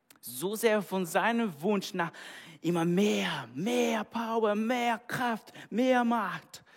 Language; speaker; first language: German; non-native, fluent; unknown